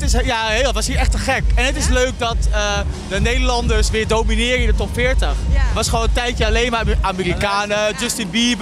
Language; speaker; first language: Dutch; native; Dutch